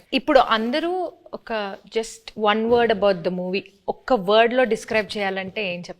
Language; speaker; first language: Telugu; native; Telugu